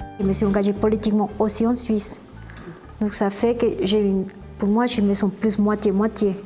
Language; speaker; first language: French; non-native, fluent; Spanish